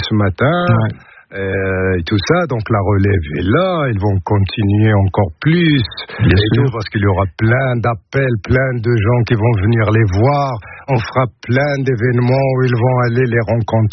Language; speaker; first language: French; non-native, local second language; Arabic